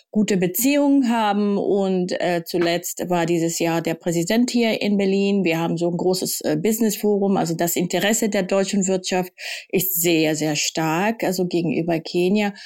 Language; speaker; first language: German; non-native, fluent; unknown